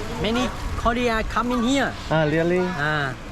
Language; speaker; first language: English; non-native, learner; Vietnamese